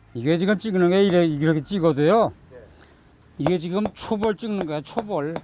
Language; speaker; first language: Korean; native; Korean